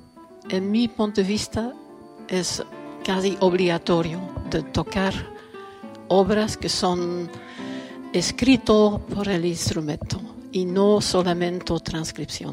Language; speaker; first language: Spanish; non-native, fluent; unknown